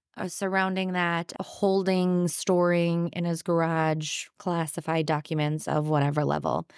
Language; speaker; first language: English; native; English